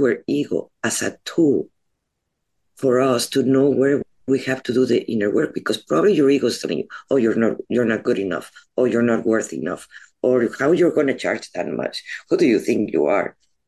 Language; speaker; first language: English; non-native, fluent; Spanish